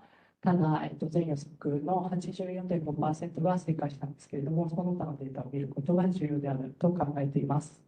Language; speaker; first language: Japanese; native; Japanese